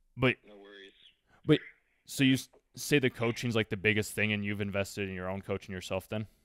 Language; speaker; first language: English; native; English